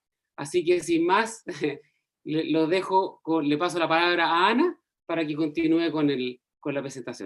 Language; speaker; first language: Spanish; native; Spanish